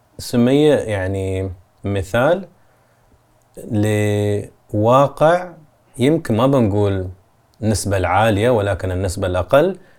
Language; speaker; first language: Arabic; native; Arabic